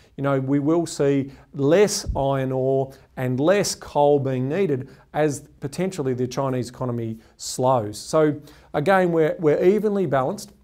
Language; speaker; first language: English; native; English